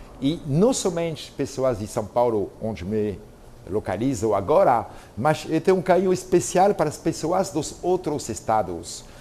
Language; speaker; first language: Portuguese; non-native, fluent; French